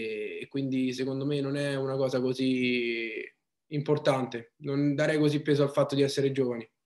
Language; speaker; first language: Italian; native; Italian